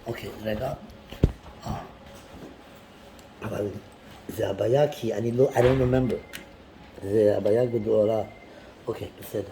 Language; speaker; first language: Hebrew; non-native, learner; English